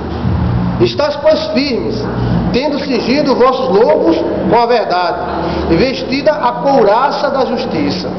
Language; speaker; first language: Portuguese; native; Portuguese